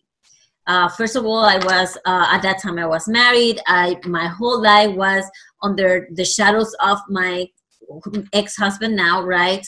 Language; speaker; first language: English; non-native, fluent; Spanish